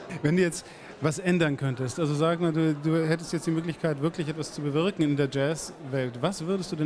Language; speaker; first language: German; native; German